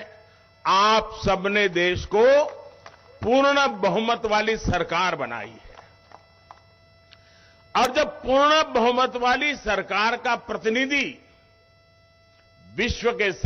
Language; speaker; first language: Hindi; non-native, local second language; Gujarati